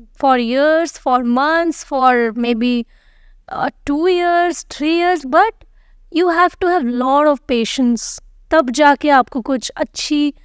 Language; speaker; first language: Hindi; non-native, local second language; Bangla